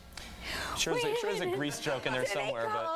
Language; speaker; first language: English; native; English